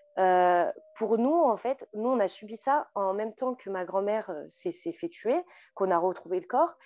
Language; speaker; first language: French; native; French